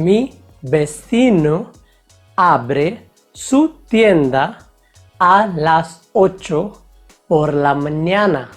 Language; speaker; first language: Spanish; non-native, fluent; Hindi